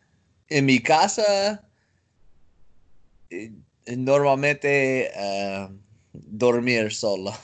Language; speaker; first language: Spanish; non-native, learner; English